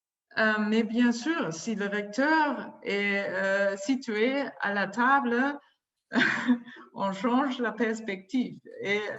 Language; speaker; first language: French; non-native, fluent; German